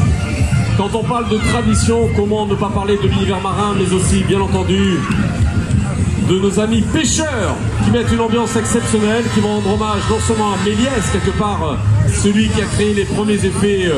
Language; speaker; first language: French; native; French